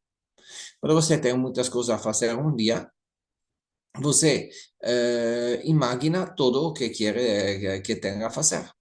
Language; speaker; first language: Portuguese; non-native, learner; Italian